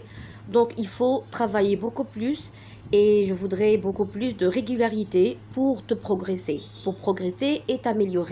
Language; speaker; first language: French; non-native, fluent; Arabic